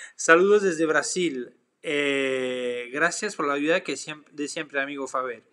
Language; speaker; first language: Spanish; non-native, fluent; French